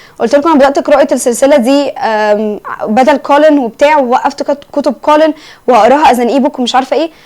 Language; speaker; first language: Egyptian Arabic; native; Egyptian Arabic